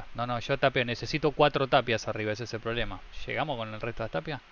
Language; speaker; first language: Spanish; native; Spanish